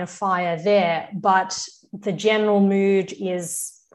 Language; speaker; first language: English; early bilingual, other home language; Russian